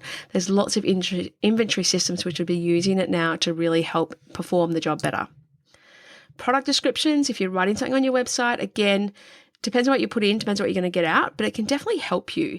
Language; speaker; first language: English; native; English